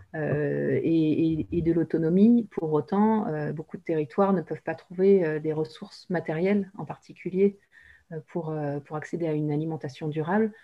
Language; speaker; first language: French; native; French